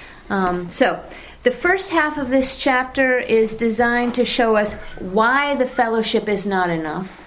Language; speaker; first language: English; native; English